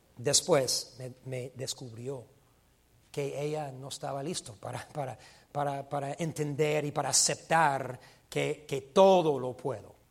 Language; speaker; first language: Spanish; non-native, fluent; English